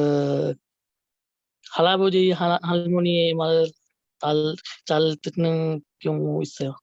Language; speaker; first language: Korean; non-native, learner; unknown